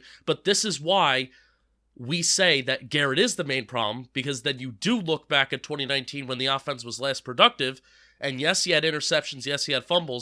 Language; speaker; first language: English; native; English